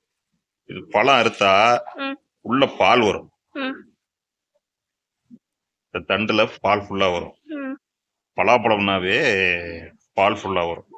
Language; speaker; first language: Tamil; native; Tamil